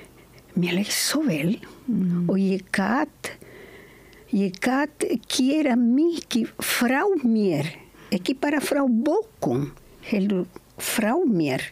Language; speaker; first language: Icelandic; non-native, learner; Spanish